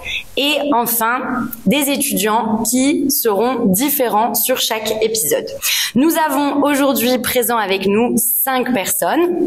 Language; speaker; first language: French; native; French